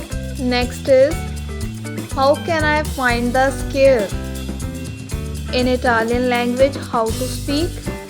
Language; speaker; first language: English; non-native, learner; Hindi